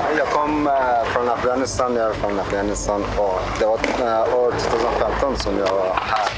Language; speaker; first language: Swedish; non-native, learner; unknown